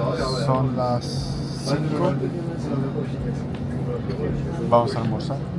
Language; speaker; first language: Spanish; early bilingual, other home language; Filipino